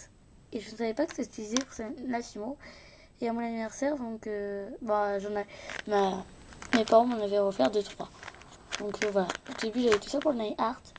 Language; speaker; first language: French; native; French